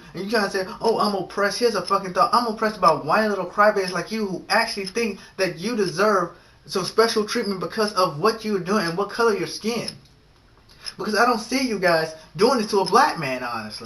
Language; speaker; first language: English; native; English